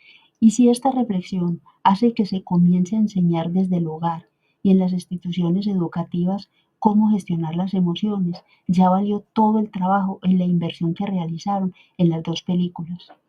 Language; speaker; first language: Spanish; native; Spanish